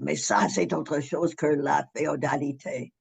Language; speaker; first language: French; non-native, fluent; English